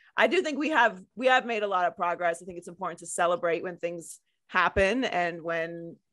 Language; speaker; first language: English; native; English